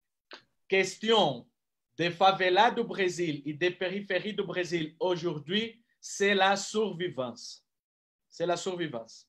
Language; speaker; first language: French; non-native, fluent; Portuguese